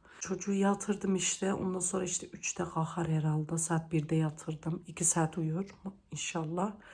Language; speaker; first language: Turkish; early bilingual, heritage; Turkish